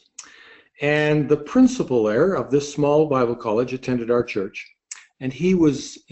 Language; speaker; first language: English; native; English